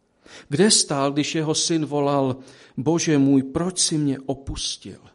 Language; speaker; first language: Czech; native; Czech